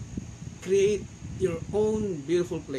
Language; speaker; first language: English; non-native, local second language; Filipino